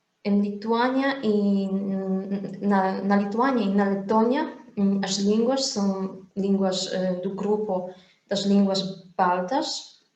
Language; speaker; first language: Portuguese; non-native, fluent; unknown